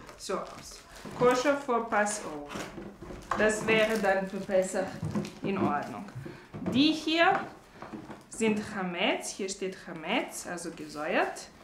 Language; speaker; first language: German; non-native, fluent; Serbian